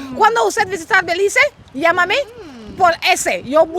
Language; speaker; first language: Spanish; non-native, learner; English